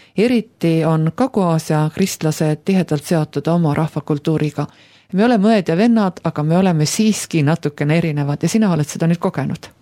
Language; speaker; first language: Estonian; native; Estonian